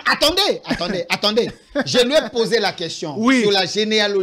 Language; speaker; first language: French; non-native, local second language; Lingala